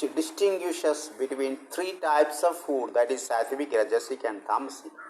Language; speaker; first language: English; non-native, local second language; Malayalam